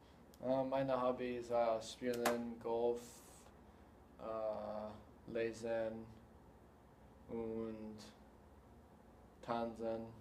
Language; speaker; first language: German; non-native, learner; English